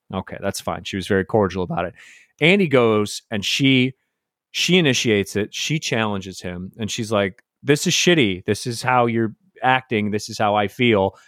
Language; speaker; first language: English; native; English